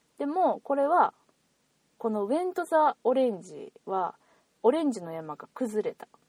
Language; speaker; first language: Japanese; native; Japanese